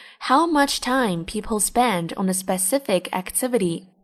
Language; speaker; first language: English; non-native, fluent; Chinese